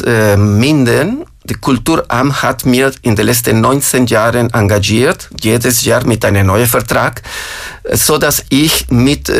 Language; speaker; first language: German; non-native, fluent; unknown